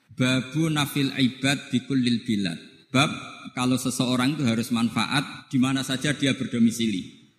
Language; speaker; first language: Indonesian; non-native, local second language; Javanese